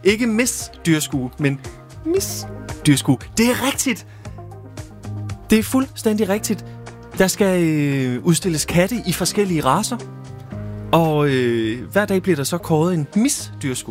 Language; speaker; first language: Danish; native; Danish